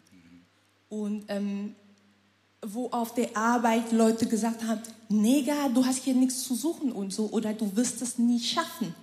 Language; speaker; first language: German; non-native, fluent; French